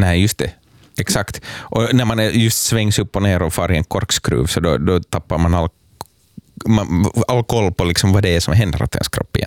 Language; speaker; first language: Swedish; native; Swedish